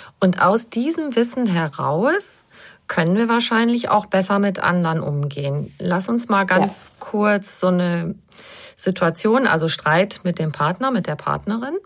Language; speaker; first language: German; native; German